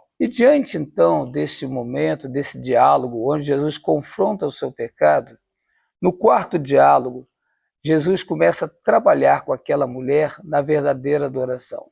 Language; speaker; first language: Portuguese; native; Portuguese